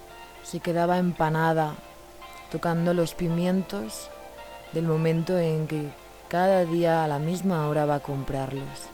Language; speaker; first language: Spanish; native; Spanish